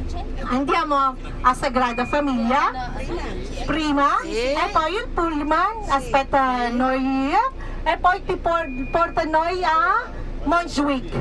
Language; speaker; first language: Italian; non-native, fluent; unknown